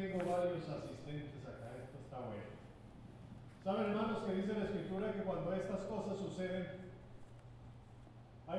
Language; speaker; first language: Spanish; native; Spanish